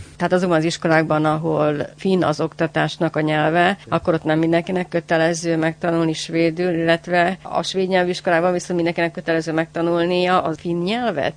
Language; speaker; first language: Hungarian; native; Hungarian